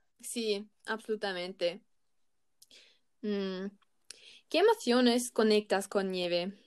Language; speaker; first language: Spanish; non-native, learner; German